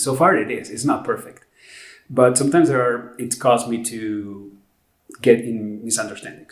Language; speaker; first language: English; non-native, fluent; Spanish